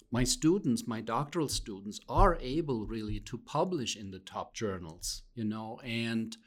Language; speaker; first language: English; non-native, fluent; German